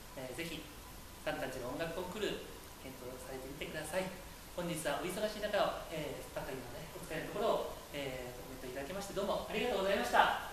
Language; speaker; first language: Japanese; native; Japanese